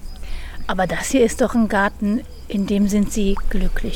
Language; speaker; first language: German; native; German